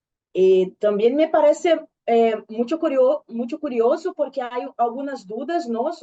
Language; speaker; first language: Spanish; non-native, learner; Portuguese